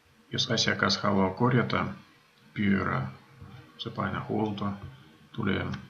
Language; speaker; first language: Finnish; non-native, fluent; Russian